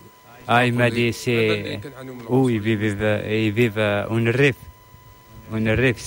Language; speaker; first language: Spanish; non-native, learner; Arabic